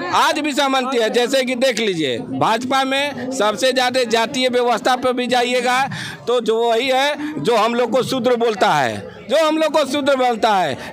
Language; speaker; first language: Hindi; native; Hindi